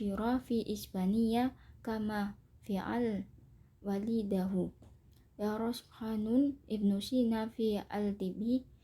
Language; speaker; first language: Arabic; non-native, learner; Indonesian